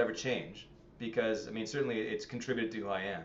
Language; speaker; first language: English; native; English